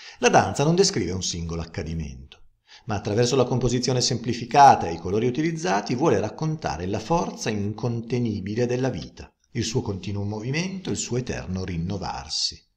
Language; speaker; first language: Italian; native; Italian